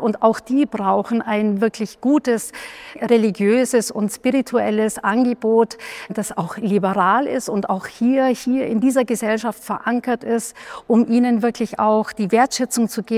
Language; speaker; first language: German; native; German